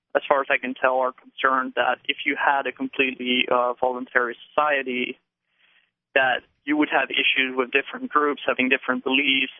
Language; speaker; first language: English; non-native, fluent; Dutch